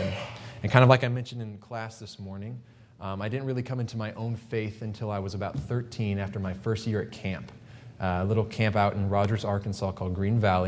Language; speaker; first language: English; native; English